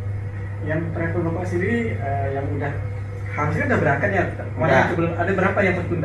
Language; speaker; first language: Indonesian; native; Indonesian